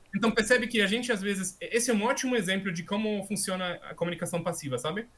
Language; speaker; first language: Portuguese; non-native, fluent; German